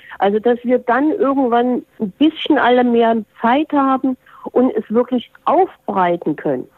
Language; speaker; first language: German; native; German